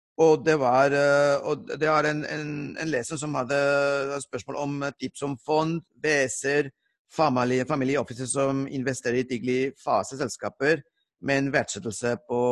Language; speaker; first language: Norwegian; non-native, fluent; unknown